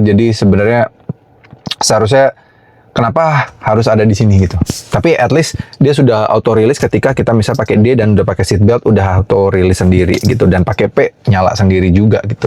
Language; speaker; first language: Indonesian; native; Indonesian